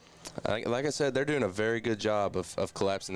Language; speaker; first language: English; native; English